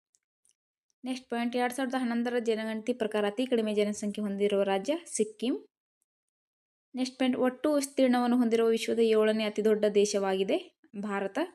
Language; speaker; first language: Kannada; native; Kannada